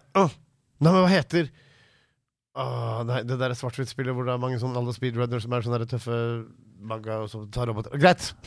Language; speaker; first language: Norwegian; native; Norwegian